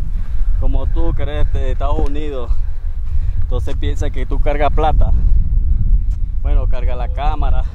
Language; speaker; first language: Spanish; native; Spanish